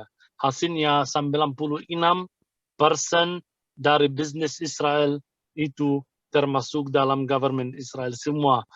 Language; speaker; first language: Indonesian; non-native, fluent; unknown